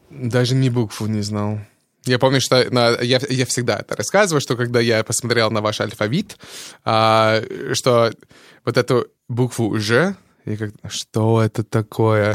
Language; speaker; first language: Russian; non-native, fluent; English